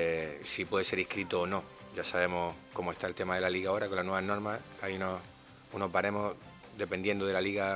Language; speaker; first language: Spanish; native; Spanish